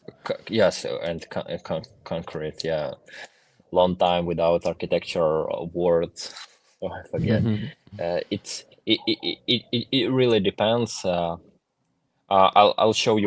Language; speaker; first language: English; non-native, fluent; Ukrainian